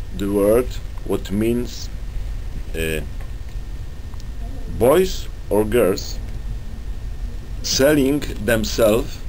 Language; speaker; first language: English; non-native, learner; Polish